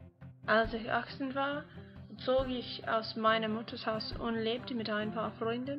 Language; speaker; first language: German; non-native, learner; English